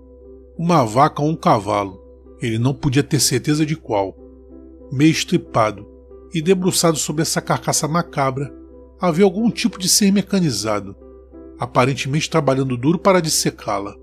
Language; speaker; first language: Portuguese; native; Portuguese